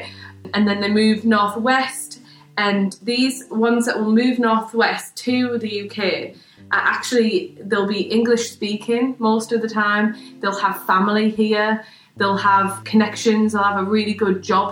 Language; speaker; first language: English; native; English